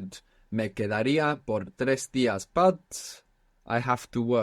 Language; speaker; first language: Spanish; non-native, fluent; English